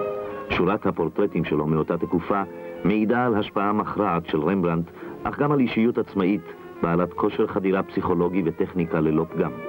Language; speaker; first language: Hebrew; native; Hebrew